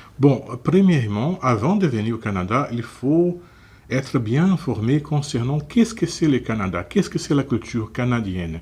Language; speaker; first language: French; non-native, fluent; Portuguese